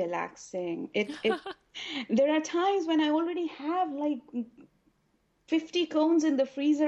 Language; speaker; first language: English; non-native, local second language; Urdu